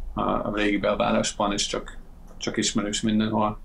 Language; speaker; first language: Hungarian; non-native, fluent; English